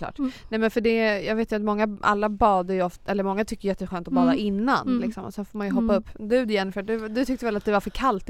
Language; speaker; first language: Swedish; native; Swedish